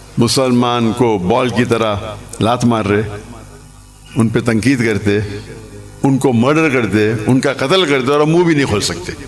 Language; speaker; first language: Urdu; non-native, local second language; English